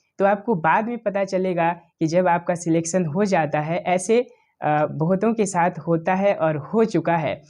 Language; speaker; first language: Hindi; native; Hindi